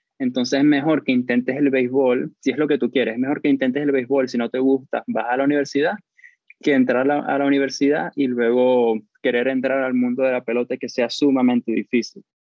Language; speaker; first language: Spanish; native; Spanish